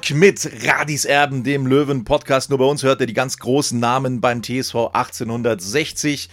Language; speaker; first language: German; native; German